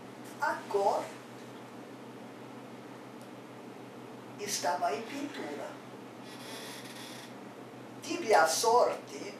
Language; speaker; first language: Portuguese; non-native, fluent; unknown